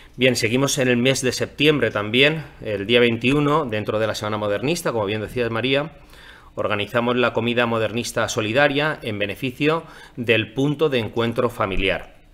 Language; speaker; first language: Spanish; non-native, local second language; Catalan